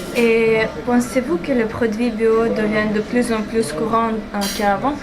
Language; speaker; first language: French; non-native, learner; Chinese